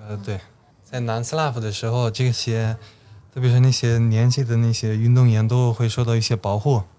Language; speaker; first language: Chinese; non-native, fluent; Slovenian